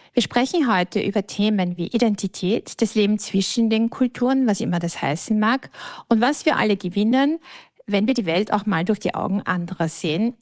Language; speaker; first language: German; native; German